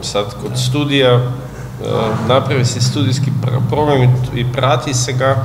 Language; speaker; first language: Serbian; non-native, fluent; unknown